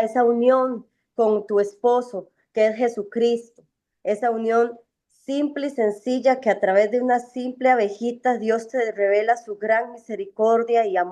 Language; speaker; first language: Spanish; native; Spanish